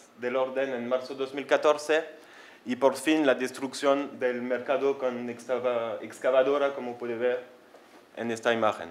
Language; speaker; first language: Spanish; non-native, fluent; French